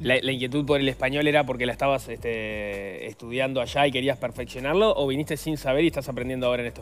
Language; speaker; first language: Spanish; native; Spanish